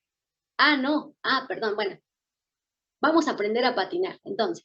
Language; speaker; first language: Spanish; native; Spanish